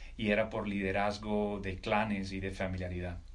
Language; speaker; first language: Spanish; native; Spanish